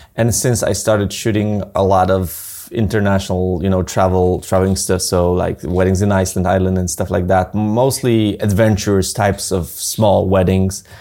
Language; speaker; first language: English; non-native, fluent; Polish